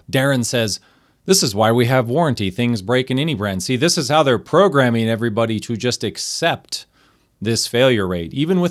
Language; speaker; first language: English; native; English